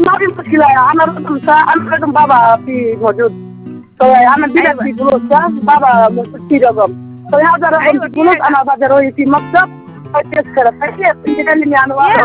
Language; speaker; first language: Arabic; non-native, learner; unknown